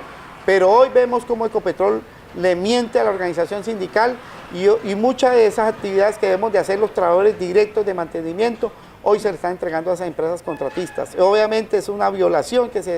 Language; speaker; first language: Spanish; native; Spanish